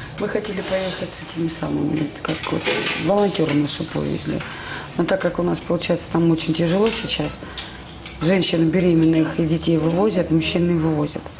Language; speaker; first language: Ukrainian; non-native, local second language; Russian